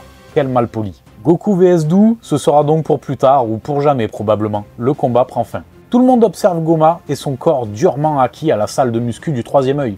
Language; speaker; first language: French; native; French